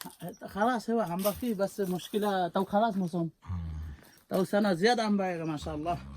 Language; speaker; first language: Arabic; non-native, learner; Bangla